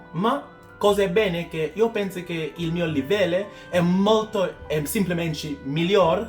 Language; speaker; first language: Italian; non-native, learner; English